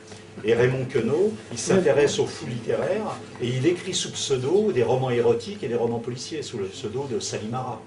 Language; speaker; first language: French; native; French